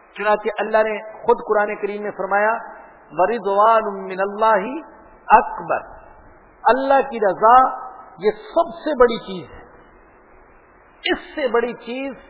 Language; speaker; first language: Urdu; non-native, local second language; Punjabi